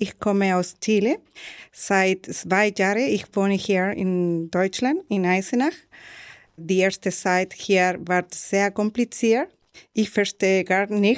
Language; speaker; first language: German; non-native, learner; Spanish